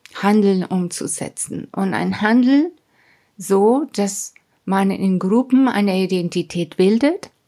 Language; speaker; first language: German; non-native, fluent; Spanish